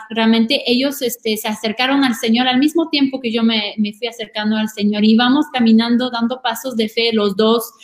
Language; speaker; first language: Spanish; non-native, fluent; French